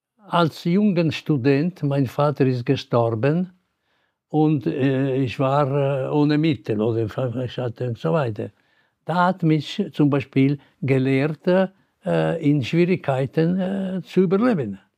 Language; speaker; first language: German; non-native, local second language; Italian